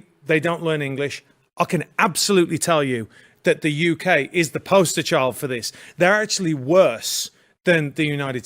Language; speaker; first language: English; native; English